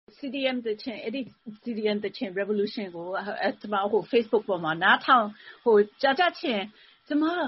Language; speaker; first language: Burmese; non-native, fluent; English